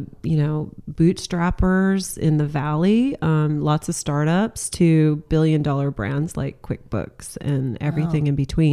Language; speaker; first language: English; native; English